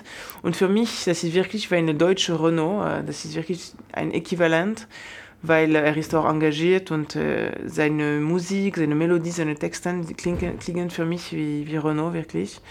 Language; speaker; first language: German; non-native, fluent; French